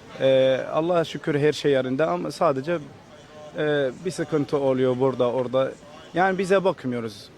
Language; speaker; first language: Turkish; non-native, learner; Arabic